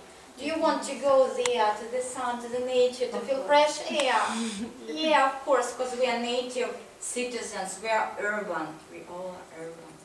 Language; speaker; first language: English; non-native, fluent; Russian